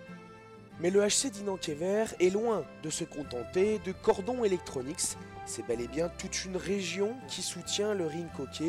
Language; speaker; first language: French; native; French